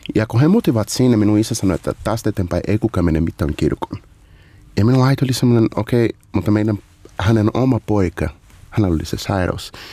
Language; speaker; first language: Finnish; non-native, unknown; Portuguese